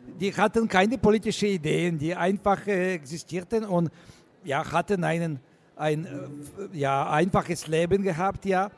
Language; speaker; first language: German; non-native, learner; Russian